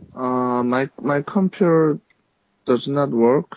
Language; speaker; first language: English; non-native, learner; Korean